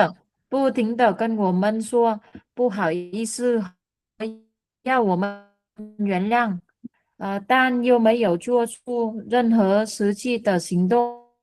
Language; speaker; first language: Chinese; non-native, learner; Vietnamese